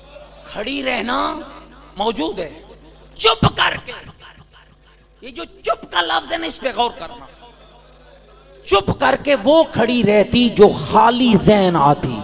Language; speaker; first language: Urdu; native; Urdu